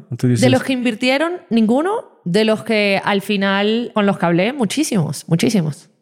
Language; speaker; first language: Spanish; native; Spanish